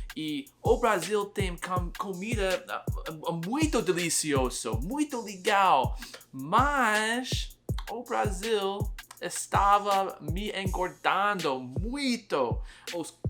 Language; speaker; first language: Portuguese; non-native, learner; English